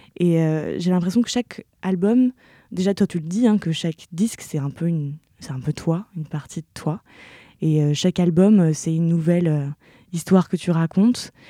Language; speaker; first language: French; native; French